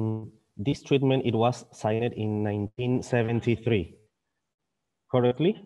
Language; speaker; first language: English; non-native, learner; Spanish